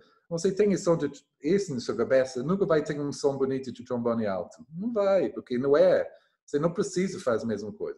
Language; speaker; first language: Portuguese; non-native, learner; English